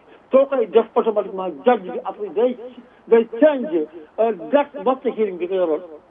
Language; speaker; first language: English; non-native, fluent; Wolof